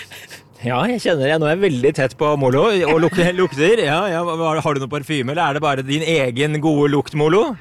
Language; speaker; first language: Norwegian; native; Norwegian